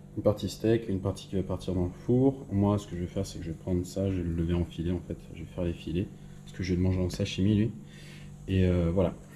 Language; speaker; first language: French; native; French